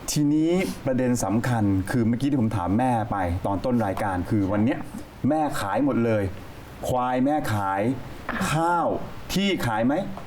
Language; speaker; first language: Thai; native; Thai